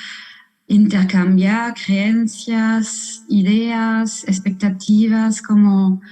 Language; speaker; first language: Spanish; non-native, fluent; German